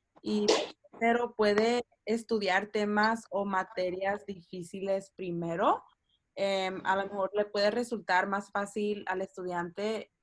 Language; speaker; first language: Spanish; early bilingual, heritage; Spanish